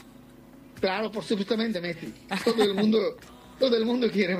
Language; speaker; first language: Spanish; non-native, fluent; Bangla